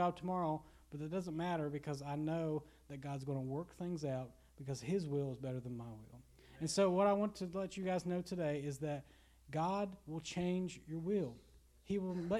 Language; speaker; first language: English; native; English